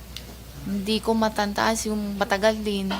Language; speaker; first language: Filipino; non-native, learner; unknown